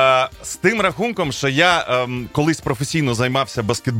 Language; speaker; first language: Ukrainian; native; Ukrainian